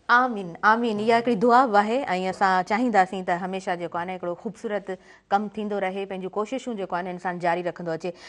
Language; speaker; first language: Sindhi; native; Sindhi